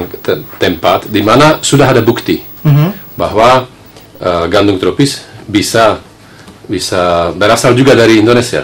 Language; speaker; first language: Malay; non-native, fluent; Slovak